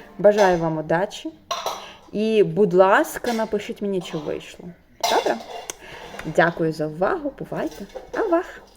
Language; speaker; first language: Ukrainian; non-native, local second language; Russian